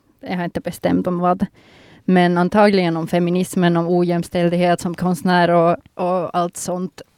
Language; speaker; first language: Swedish; non-native, local second language; Finnish